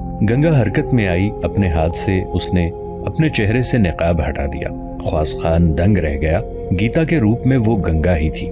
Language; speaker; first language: Urdu; native; Urdu